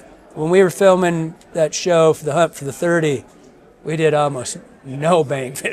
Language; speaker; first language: English; native; English